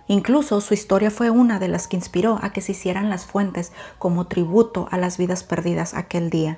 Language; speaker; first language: Spanish; native; Spanish